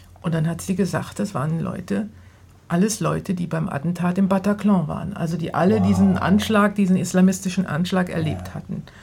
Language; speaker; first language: German; native; German